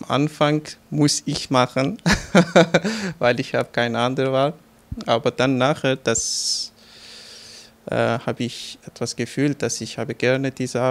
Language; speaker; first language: German; non-native, learner; Persian